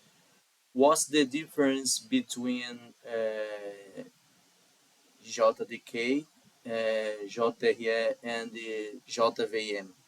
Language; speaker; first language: English; non-native, learner; Portuguese